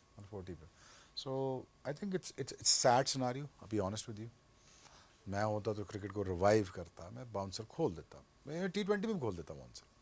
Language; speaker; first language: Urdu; non-native, local second language; Punjabi